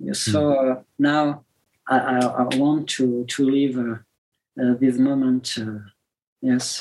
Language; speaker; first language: English; non-native, learner; French